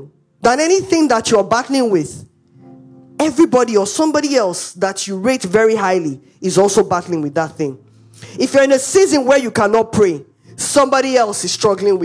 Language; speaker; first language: English; non-native, local second language; Igbo